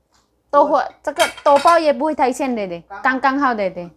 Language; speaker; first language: Chinese; non-native, learner; Indonesian